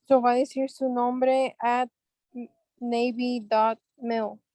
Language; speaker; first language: Spanish; early bilingual, heritage; Spanish